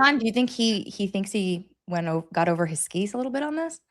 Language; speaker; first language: English; native; English